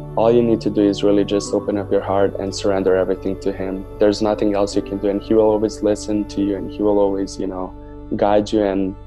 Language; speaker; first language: English; non-native, fluent; Serbian